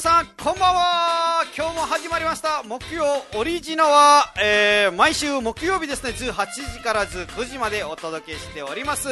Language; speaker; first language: Japanese; non-native, fluent; Nepali